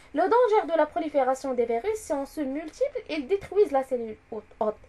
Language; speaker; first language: French; non-native, local second language; Arabic